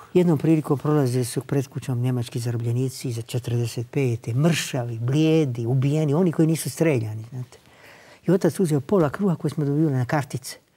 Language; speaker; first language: Croatian; native; Croatian